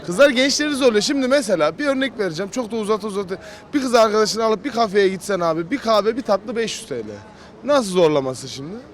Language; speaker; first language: Turkish; native; Turkish